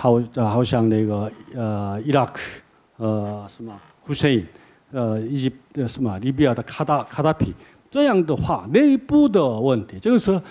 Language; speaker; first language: Chinese; non-native, learner; Korean